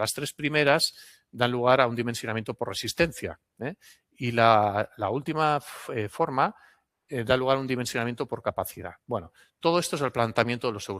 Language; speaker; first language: Spanish; non-native, local second language; Catalan